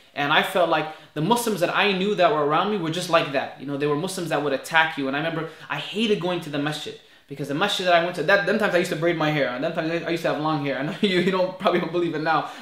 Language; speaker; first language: English; native; English